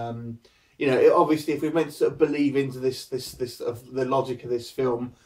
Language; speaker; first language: English; native; English